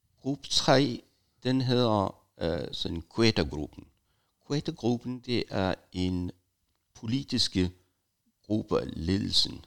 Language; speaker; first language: Danish; non-native, fluent; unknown